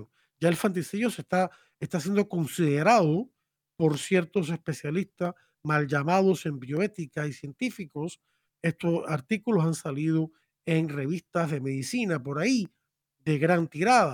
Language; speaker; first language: Spanish; native; Spanish